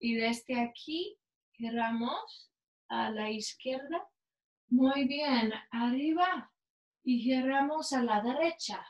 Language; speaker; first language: Spanish; non-native, learner; English